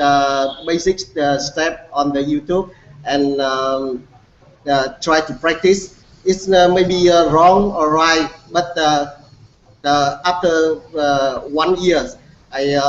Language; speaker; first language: English; non-native, learner; Vietnamese